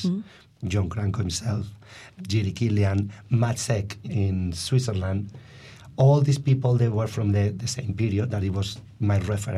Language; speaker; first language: English; non-native, fluent; Spanish